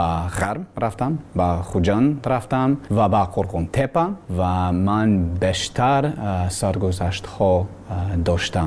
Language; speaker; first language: Persian; non-native, learner; English